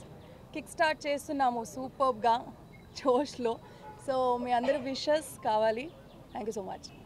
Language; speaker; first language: Telugu; non-native, fluent; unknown